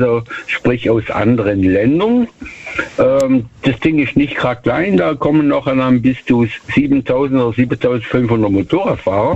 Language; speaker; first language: German; native; German